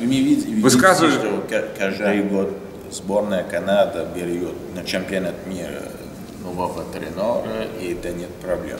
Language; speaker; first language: Russian; non-native, learner; French